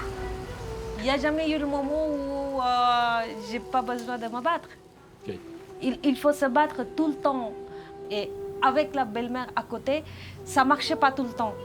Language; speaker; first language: French; non-native, fluent; Nepali